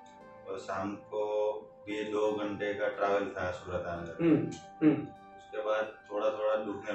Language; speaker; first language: Hindi; non-native, local second language; Gujarati